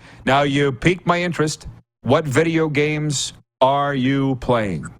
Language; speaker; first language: English; native; English